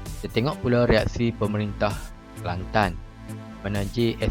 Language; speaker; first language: Malay; native; Malay